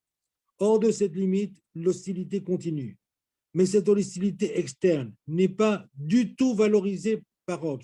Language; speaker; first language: French; native; French